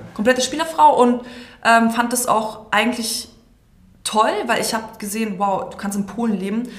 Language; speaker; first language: German; early bilingual, other home language; Serbian